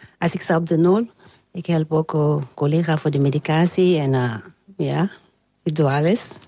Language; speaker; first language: Dutch; non-native, learner; French